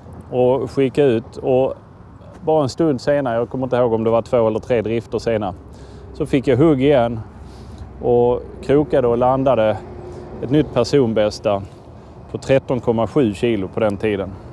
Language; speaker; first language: Swedish; native; Swedish